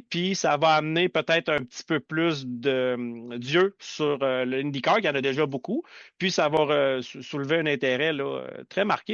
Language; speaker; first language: French; native; French